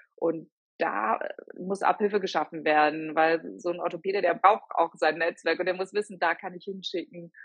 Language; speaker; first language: German; native; German